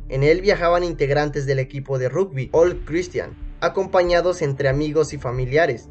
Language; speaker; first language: Spanish; native; Spanish